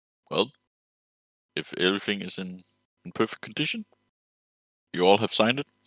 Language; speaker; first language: English; non-native, fluent; Danish